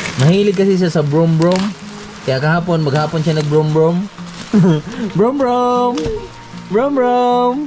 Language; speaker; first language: Filipino; non-native, local second language; Cebuano